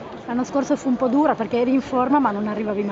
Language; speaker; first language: Italian; native; Italian